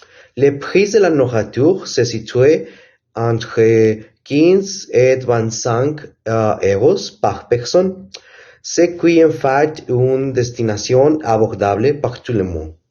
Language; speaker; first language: French; non-native, learner; Spanish